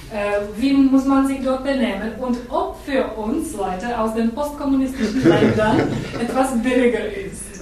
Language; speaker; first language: German; non-native, fluent; Czech